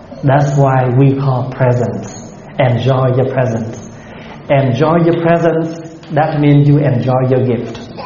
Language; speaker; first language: English; non-native, fluent; Vietnamese